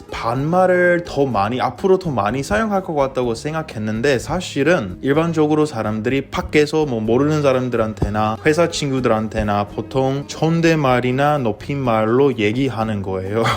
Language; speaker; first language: Korean; non-native, fluent; English